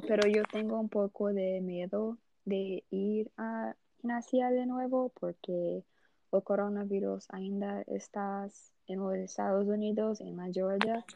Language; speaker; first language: Spanish; non-native, learner; Portuguese